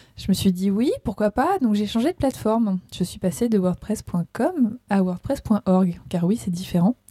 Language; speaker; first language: French; native; French